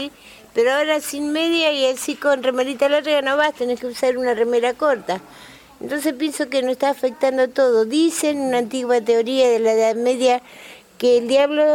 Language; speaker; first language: Spanish; native; Spanish